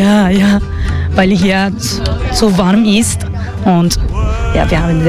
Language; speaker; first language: German; non-native, learner; Spanish